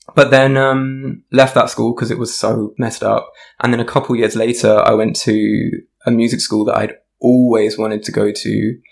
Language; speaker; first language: English; native; English